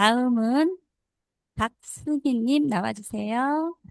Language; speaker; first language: Korean; native; Korean